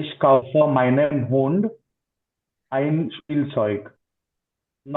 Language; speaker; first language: German; non-native, learner; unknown